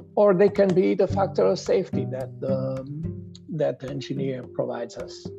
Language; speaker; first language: English; non-native, fluent; Italian